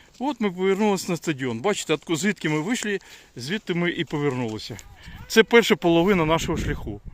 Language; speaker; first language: Ukrainian; non-native, local second language; Russian